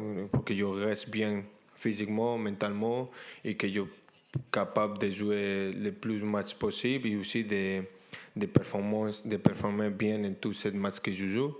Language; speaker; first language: French; non-native, fluent; Spanish